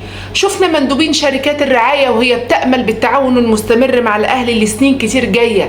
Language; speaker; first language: Arabic; native; Arabic